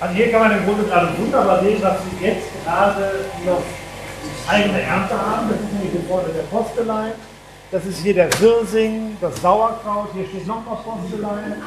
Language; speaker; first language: German; native; German